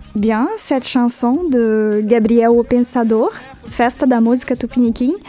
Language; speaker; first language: French; non-native, fluent; Portuguese